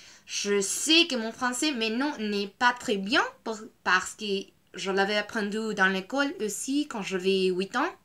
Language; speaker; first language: French; non-native, learner; Spanish